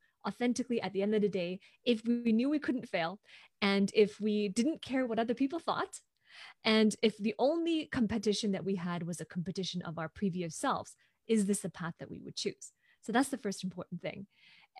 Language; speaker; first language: English; non-native, local second language; Cantonese